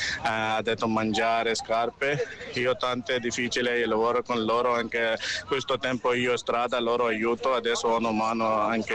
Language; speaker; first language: Italian; non-native, learner; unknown